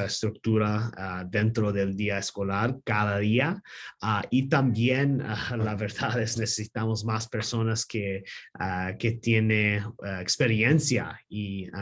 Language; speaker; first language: Spanish; non-native, learner; English